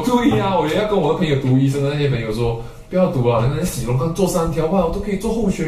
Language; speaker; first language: Chinese; native; Chinese